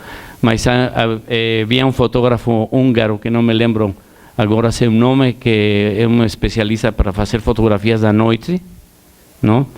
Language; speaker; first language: Portuguese; non-native, learner; Spanish